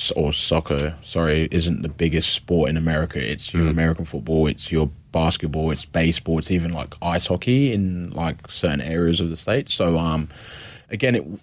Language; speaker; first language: English; native; English